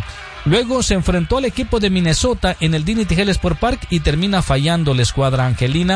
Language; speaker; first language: Spanish; native; Spanish